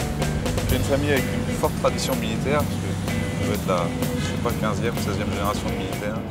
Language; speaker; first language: French; native; French